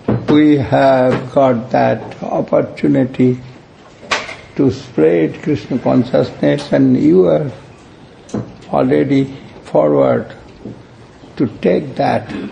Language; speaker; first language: English; non-native, local second language; Bangla